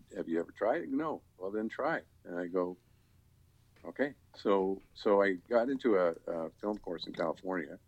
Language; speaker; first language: English; native; English